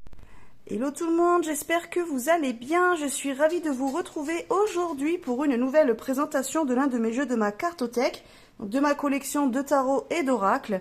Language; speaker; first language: French; native; French